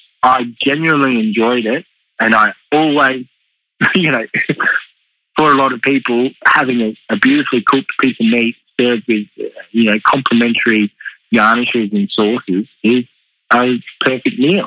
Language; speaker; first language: English; native; English